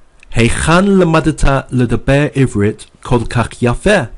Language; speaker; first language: Hebrew; non-native, fluent; English